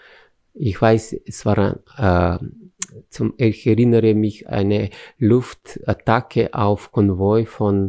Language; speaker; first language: German; non-native, fluent; Slovenian